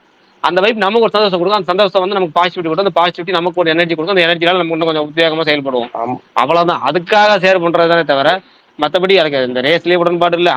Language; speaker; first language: Tamil; native; Tamil